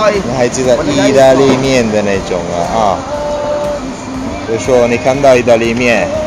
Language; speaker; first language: Chinese; non-native, learner; Italian